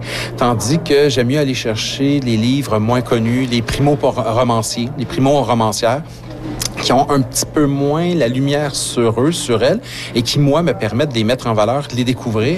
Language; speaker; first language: French; native; French